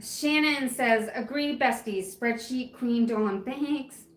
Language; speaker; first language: English; native; English